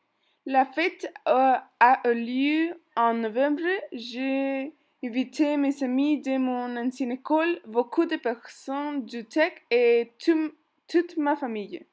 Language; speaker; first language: French; non-native, learner; Spanish